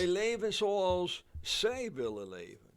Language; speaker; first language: Dutch; non-native, fluent; English